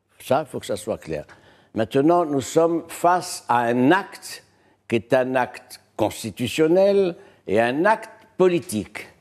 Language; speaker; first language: French; non-native, local second language; Arabic